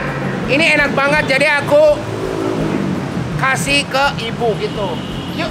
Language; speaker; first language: Indonesian; non-native, fluent; Japanese